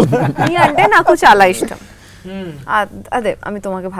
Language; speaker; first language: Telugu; non-native, learner; Bangla